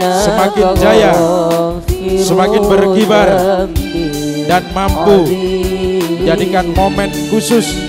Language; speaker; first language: Indonesian; non-native, local second language; Javanese